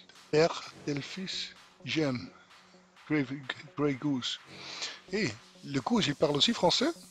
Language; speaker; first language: French; non-native, learner; Dutch